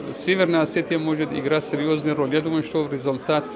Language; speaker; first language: Russian; non-native, fluent; Persian